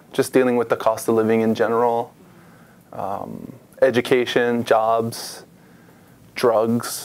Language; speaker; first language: English; native; English